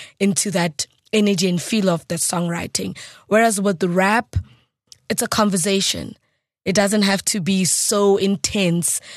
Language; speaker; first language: English; non-native, local second language; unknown